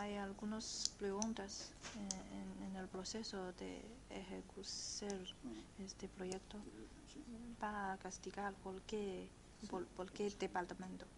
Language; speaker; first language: Spanish; non-native, fluent; Chinese